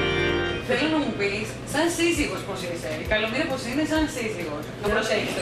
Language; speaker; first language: Greek; native; Greek